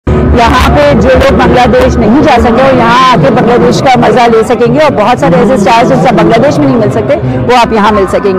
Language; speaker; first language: Hindi; non-native, fluent; Bangla